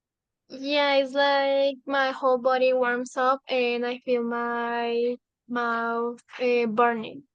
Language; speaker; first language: English; non-native, fluent; Spanish